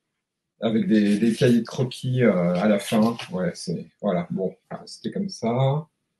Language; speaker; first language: French; native; French